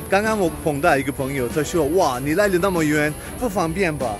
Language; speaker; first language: Chinese; non-native, fluent; Swedish